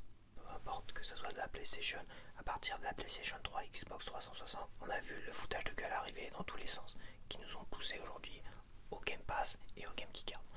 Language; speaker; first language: French; native; French